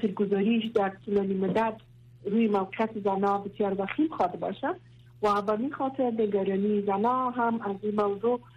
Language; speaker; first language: Persian; non-native, local second language; Pashto